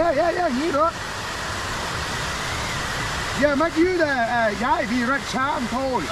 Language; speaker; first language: Vietnamese; non-native, learner; English